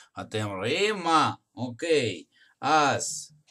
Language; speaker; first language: Hebrew; non-native, fluent; Russian